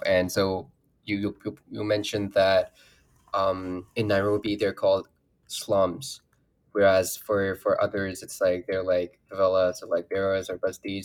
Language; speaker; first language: English; non-native, local second language; Urdu